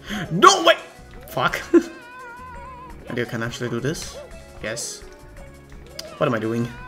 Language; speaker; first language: English; non-native, fluent; German